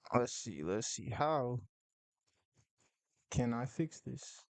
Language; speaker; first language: English; native; English